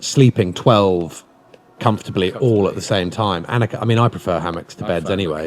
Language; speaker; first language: English; native; English